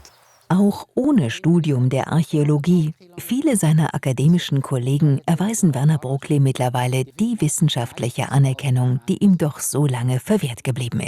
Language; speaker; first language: German; native; German